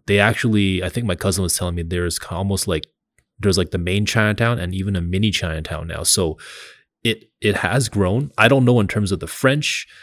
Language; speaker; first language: English; early bilingual, other home language; Cantonese